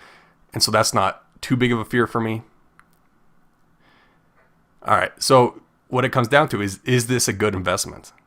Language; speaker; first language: English; native; English